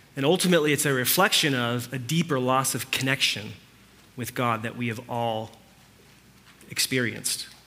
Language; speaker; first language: English; early bilingual, other home language; Spanish